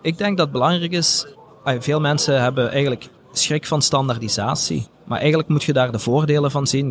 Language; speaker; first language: Dutch; native; Dutch